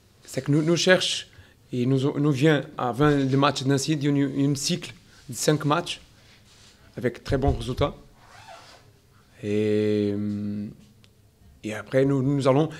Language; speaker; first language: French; non-native, learner; Portuguese